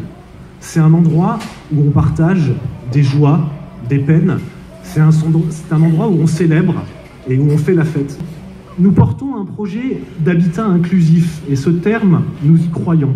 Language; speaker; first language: French; native; French